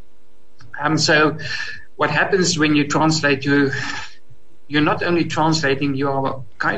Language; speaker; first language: English; non-native, local second language; Afrikaans